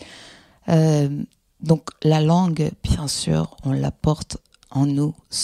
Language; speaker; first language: French; non-native, fluent; Greek